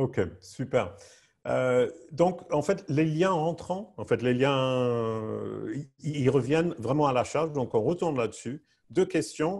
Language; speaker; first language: French; non-native, fluent; English